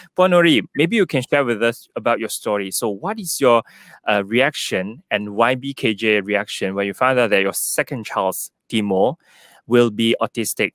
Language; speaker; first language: English; non-native, local second language; Chinese